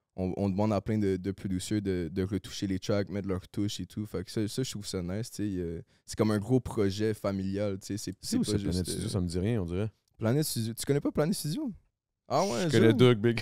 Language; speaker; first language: French; native; French